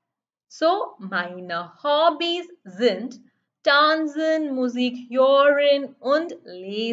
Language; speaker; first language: German; non-native, learner; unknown